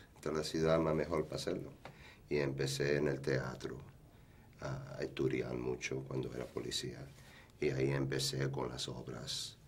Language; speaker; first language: Spanish; early bilingual, heritage; Spanish